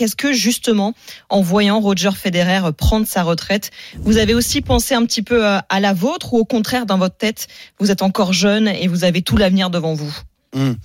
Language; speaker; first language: French; native; French